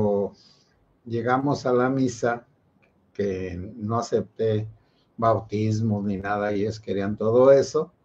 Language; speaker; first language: Spanish; native; Spanish